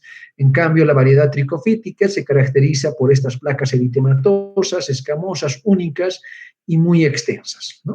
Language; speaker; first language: Spanish; native; Spanish